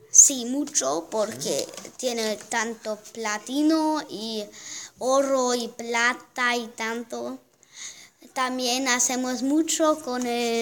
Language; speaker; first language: Spanish; non-native, learner; German